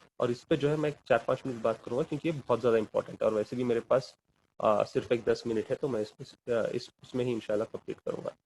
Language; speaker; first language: Urdu; non-native, local second language; Kannada